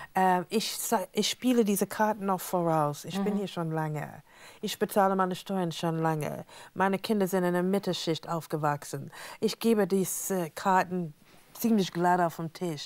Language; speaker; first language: German; non-native, fluent; English